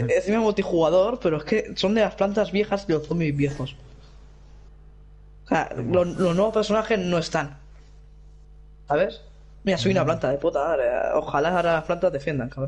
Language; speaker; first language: Spanish; native; Spanish